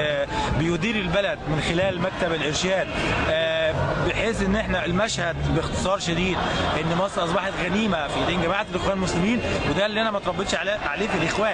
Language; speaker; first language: Arabic; native; Arabic